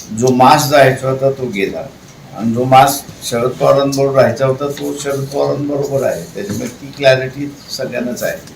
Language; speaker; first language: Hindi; non-native, local second language; Marathi